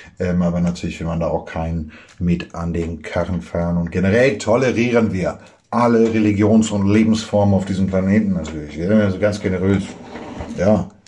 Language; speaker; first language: German; native; German